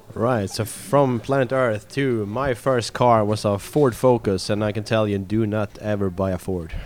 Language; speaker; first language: English; non-native, fluent; Swedish